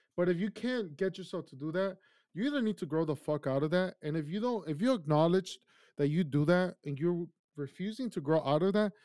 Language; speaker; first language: English; early bilingual, other home language; Spanish